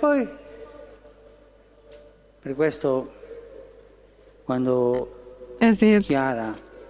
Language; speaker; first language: Italian; early bilingual, heritage; Spanish